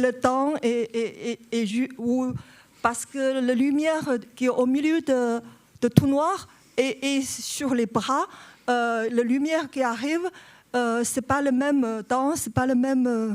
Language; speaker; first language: French; non-native, learner; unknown